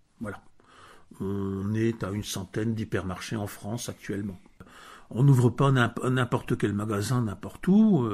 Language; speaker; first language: French; native; French